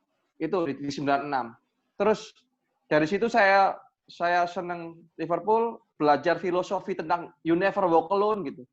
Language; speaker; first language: Indonesian; native; Indonesian